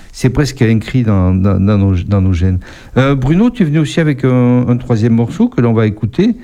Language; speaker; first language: French; native; French